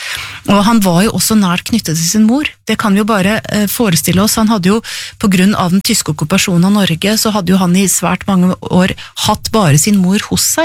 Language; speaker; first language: Norwegian; native; Norwegian